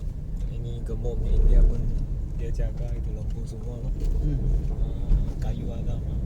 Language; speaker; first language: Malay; non-native, local second language; Chinese